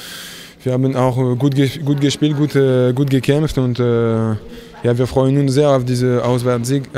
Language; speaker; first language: German; non-native, fluent; French